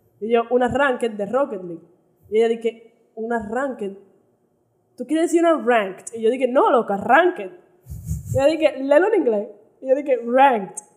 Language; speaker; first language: Spanish; early bilingual, heritage; Spanish